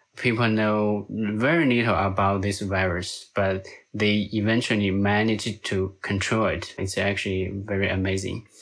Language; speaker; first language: English; non-native, fluent; Chinese